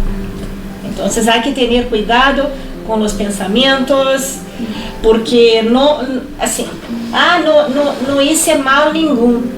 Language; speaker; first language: Spanish; non-native, fluent; Portuguese